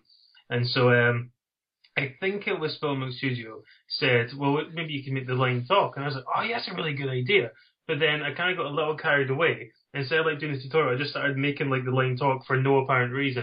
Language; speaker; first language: English; native; English